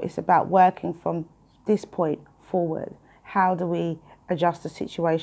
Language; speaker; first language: English; native; English